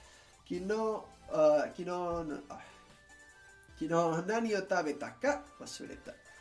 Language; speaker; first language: Japanese; non-native, learner; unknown